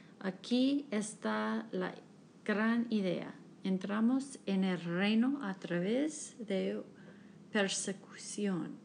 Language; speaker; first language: Spanish; non-native, learner; English